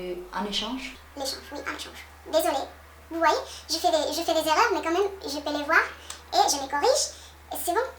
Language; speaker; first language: French; non-native, fluent; Spanish